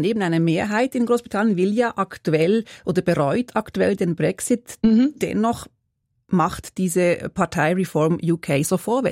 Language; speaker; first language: German; native; German